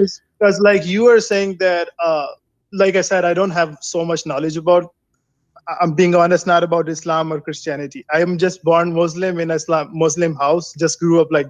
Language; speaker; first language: English; non-native, fluent; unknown